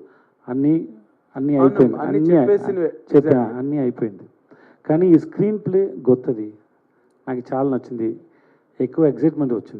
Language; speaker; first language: Telugu; non-native, learner; Tamil